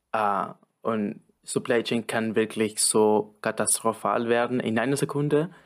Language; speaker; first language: German; non-native, fluent; Spanish